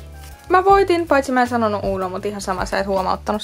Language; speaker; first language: Finnish; native; Finnish